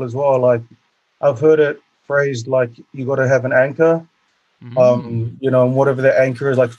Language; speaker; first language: English; native; English